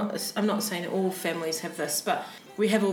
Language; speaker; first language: English; native; English